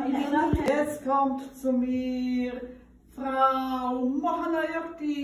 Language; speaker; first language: German; non-native, learner; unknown